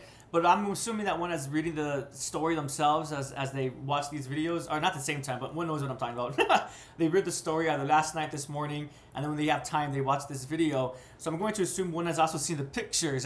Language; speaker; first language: English; native; English